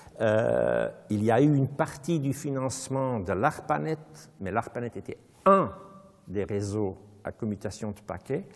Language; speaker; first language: French; non-native, local second language; Dutch